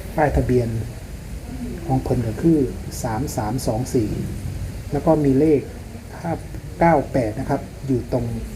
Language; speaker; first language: Thai; native; Thai